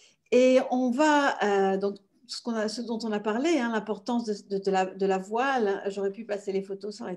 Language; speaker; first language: French; native; French